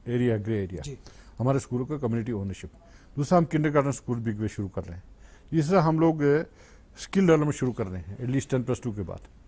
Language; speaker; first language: Urdu; non-native, local second language; Kashmiri